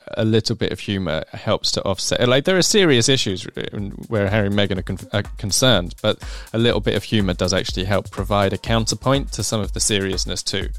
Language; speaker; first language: English; native; English